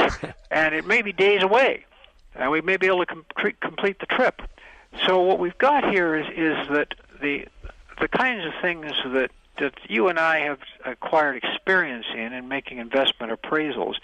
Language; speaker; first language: English; native; English